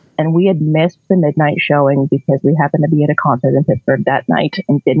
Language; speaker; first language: English; native; English